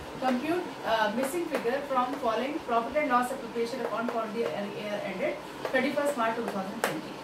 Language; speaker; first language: English; non-native, local second language; Hindi